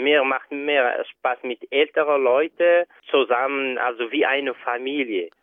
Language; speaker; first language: German; non-native, learner; Arabic